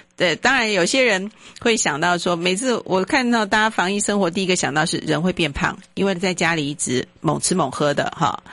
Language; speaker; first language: Chinese; native; Chinese